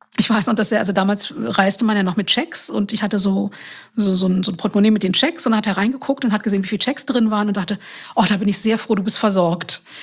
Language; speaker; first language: German; non-native, fluent; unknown